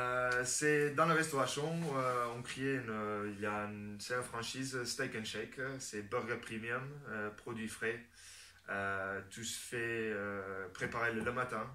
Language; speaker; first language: French; non-native, fluent; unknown